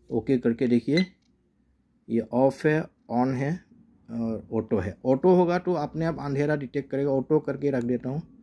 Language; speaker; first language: Hindi; non-native, local second language; Assamese